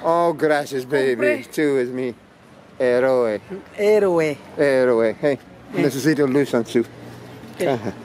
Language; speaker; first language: Spanish; non-native, learner; English